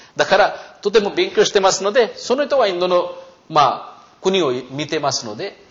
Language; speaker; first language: Japanese; non-native, fluent; Hindi